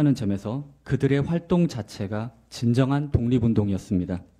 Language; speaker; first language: Korean; native; Korean